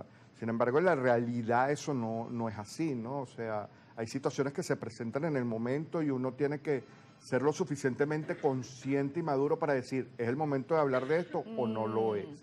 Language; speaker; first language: Spanish; native; Spanish